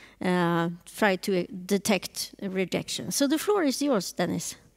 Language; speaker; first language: English; non-native, fluent; Swedish